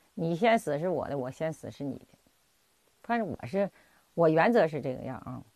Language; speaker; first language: Chinese; native; Chinese